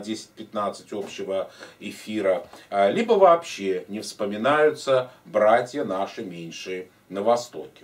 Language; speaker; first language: Russian; native; Russian